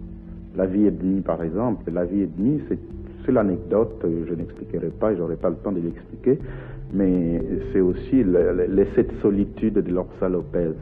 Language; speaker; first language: French; non-native, local second language; Kongo